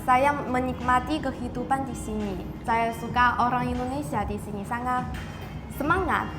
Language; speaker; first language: Indonesian; non-native, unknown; Chinese